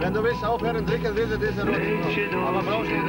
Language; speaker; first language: German; non-native, learner; Serbian